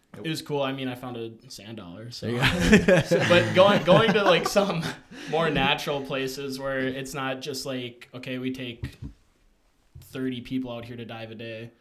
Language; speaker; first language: English; native; English